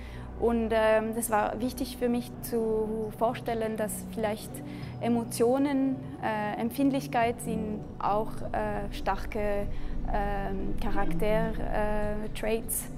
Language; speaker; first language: German; non-native, local second language; French